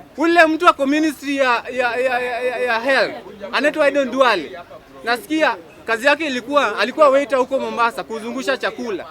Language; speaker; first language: Swahili; non-native, local second language; Luo (Kenya and Tanzania)